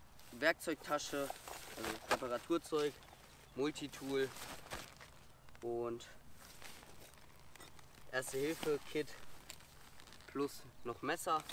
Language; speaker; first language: German; native; German